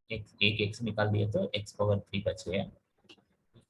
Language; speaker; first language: Hindi; non-native, local second language; Telugu